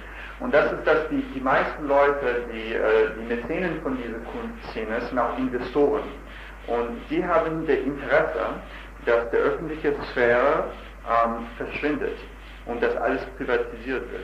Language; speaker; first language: German; non-native, fluent; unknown